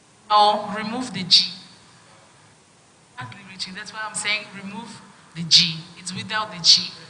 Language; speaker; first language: English; non-native, fluent; French